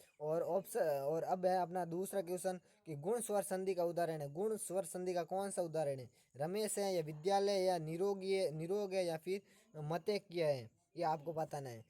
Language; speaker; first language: Hindi; native; Hindi